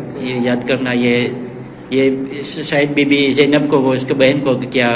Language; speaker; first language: Hindi; non-native, learner; Gujarati